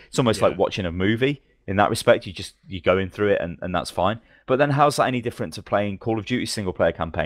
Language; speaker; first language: English; native; English